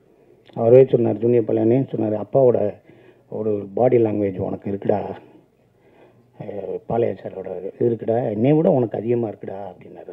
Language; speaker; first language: Tamil; native; Tamil